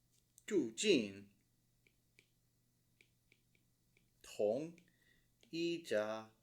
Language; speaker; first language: Chinese; non-native, learner; English